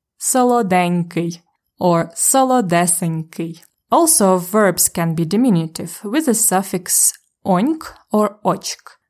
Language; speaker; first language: Ukrainian; native; Ukrainian